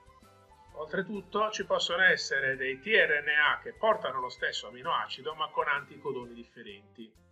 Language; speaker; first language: Italian; native; Italian